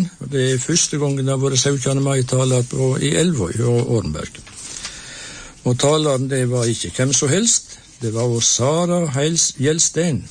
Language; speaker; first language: Norwegian; native; Norwegian